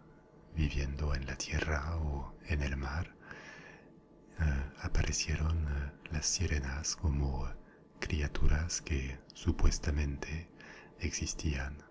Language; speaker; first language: Spanish; non-native, fluent; French